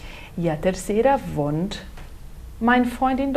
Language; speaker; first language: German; non-native, fluent; Portuguese